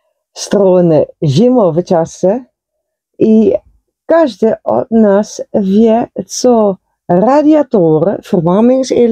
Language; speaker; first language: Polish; non-native, learner; Dutch